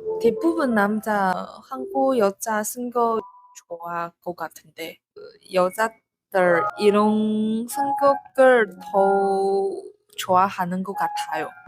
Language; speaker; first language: Korean; non-native, learner; Chinese